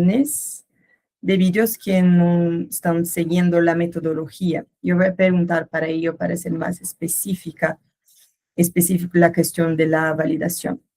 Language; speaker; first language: Spanish; non-native, learner; Portuguese